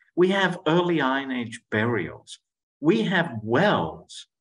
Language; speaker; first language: English; non-native, local second language; Greek